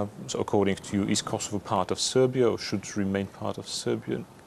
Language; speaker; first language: English; non-native, fluent; Bulgarian